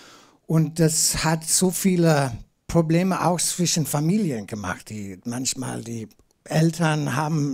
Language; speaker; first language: German; non-native, learner; English